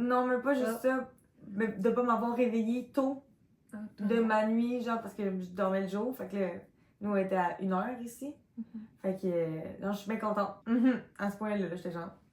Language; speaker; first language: French; native; French